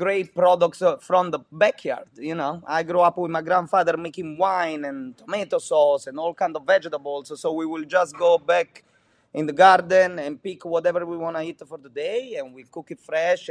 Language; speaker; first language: English; non-native, fluent; Italian